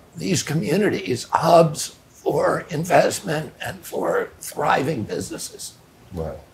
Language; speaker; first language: English; native; English